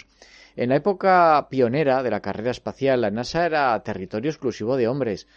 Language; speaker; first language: Spanish; native; Spanish